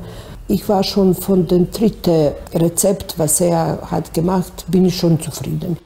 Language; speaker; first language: German; non-native, learner; Bosnian